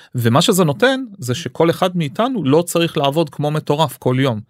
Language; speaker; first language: Hebrew; early bilingual, other home language; English